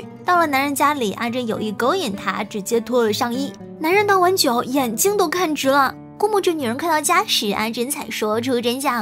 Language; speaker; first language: Chinese; native; Chinese